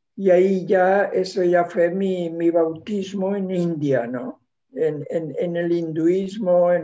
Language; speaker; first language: Spanish; non-native, local second language; Catalan